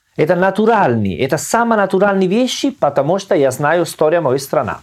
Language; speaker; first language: Russian; non-native, learner; Italian